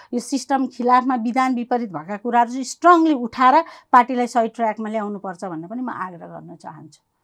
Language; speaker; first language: Nepali; native; Nepali